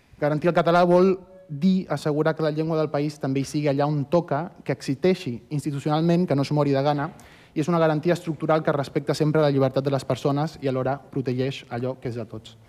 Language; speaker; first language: Catalan; early bilingual, other home language; Spanish